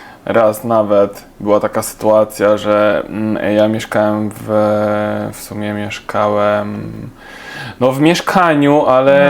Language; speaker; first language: Polish; non-native, fluent; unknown